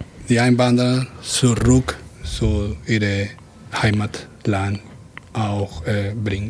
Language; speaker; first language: German; non-native, fluent; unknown